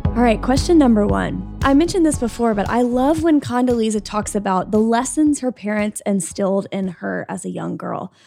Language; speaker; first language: English; native; English